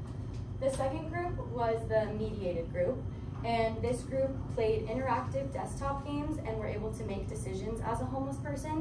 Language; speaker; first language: English; native; English